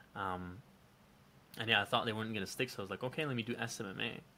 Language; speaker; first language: English; non-native, fluent; Dutch